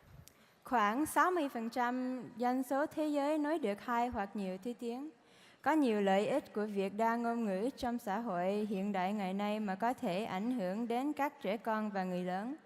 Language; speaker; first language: Vietnamese; early bilingual, heritage; Vietnamese